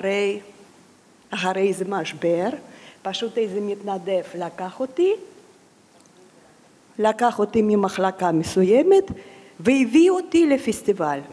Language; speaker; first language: Hebrew; non-native, fluent; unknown